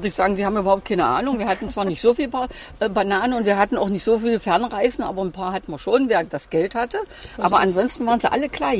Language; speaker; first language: German; native; German